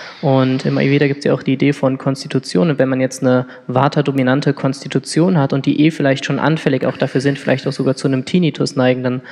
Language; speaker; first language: German; native; German